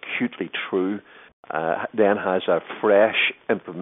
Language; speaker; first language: English; native; English